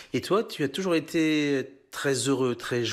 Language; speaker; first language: French; native; French